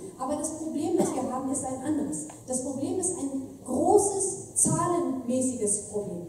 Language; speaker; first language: German; native; German